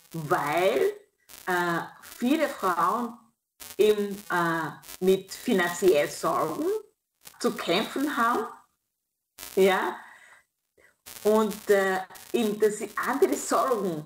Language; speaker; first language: German; non-native, fluent; Kinyarwanda